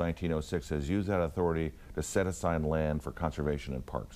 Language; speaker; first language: English; native; English